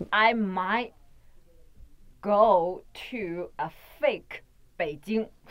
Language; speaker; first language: English; non-native, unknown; Chinese